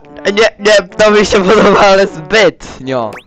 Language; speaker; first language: Polish; early bilingual, heritage; Polish